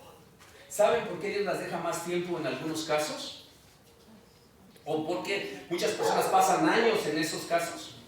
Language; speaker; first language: Spanish; native; Spanish